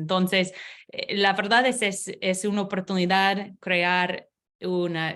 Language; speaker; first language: Spanish; non-native, learner; English